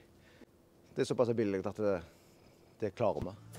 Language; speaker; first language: Norwegian; native; Norwegian